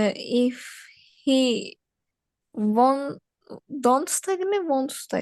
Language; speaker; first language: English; non-native, learner; Turkish